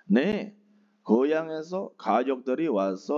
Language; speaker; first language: Korean; non-native, fluent; Indonesian